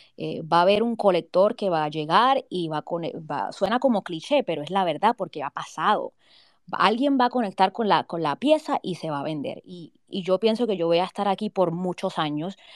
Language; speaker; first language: Spanish; native; Spanish